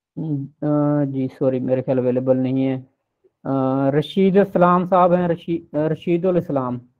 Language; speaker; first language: Urdu; non-native, local second language; Punjabi